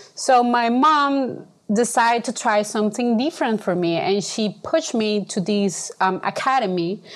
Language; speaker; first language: English; non-native, fluent; Spanish